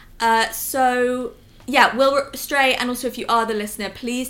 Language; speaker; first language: English; native; English